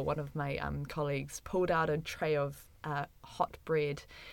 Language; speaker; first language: English; native; English